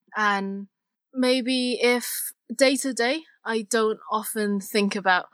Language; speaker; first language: English; non-native, local second language; Cantonese